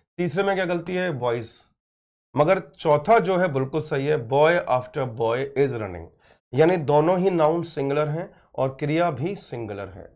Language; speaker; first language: Hindi; native; Hindi